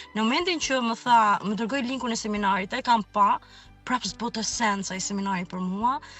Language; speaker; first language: Albanian; native; Albanian